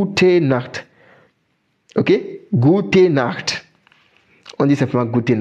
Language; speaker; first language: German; non-native, fluent; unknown